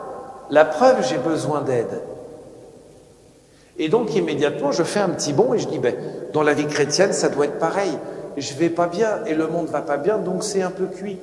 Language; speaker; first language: French; native; French